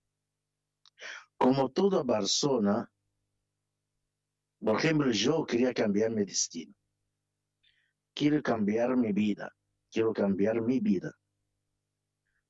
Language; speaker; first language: Spanish; non-native, fluent; Arabic